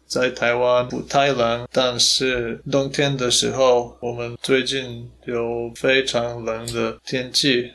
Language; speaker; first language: Chinese; non-native, fluent; Polish